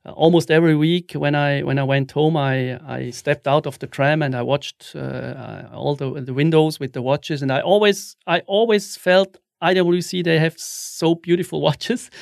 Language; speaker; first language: English; non-native, fluent; German